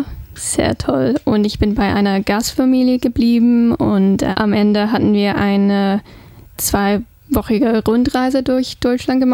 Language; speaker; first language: German; non-native, fluent; English